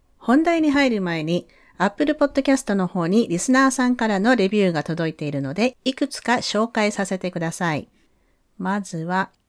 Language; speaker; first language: Japanese; native; Japanese